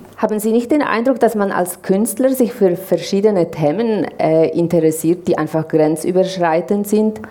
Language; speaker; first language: German; non-native, fluent; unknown